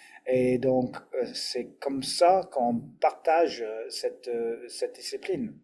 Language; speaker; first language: French; non-native, fluent; English